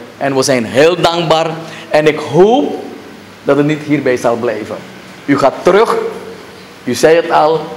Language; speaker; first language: Dutch; native; Dutch